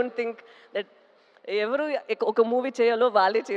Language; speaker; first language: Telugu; non-native, local second language; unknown